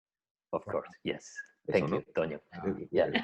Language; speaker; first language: English; non-native, learner; Spanish